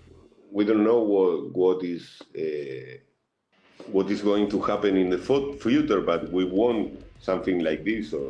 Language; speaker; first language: English; non-native, learner; Spanish